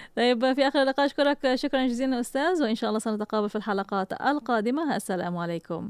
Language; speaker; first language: Arabic; non-native, fluent; Malay